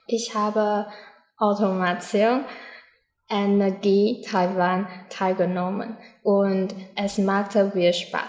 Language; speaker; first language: German; non-native, learner; Chinese